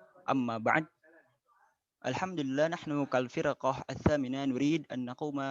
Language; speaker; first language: Arabic; non-native, learner; Indonesian